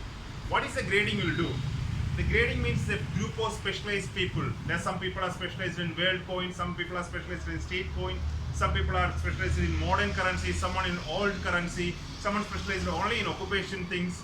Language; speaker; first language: English; non-native, local second language; Malayalam